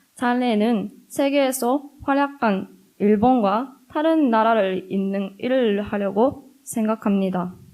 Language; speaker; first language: Korean; non-native, fluent; Japanese